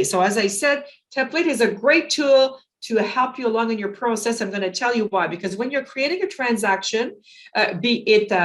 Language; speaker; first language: English; native; English